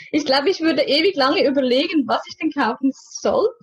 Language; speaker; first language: German; native; German